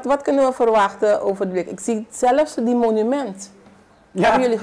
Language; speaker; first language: Dutch; non-native, local second language; Papiamento